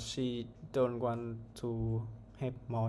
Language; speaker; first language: English; non-native, learner; Vietnamese